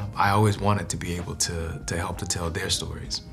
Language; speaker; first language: English; native; English